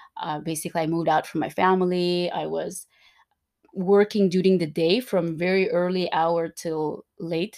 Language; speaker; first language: English; non-native, fluent; Turkmen